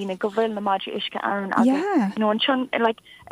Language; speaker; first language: Irish; non-native, local second language; English